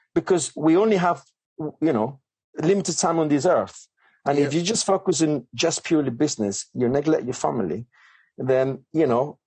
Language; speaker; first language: English; non-native, fluent; Spanish